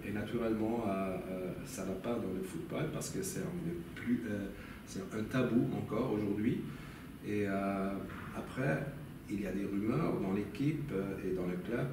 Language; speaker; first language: French; non-native, local second language; German